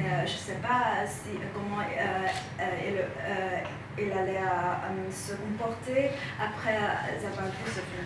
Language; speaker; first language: French; non-native, fluent; Chinese